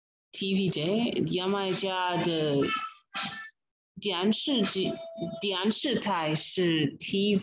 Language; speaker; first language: Chinese; non-native, learner; English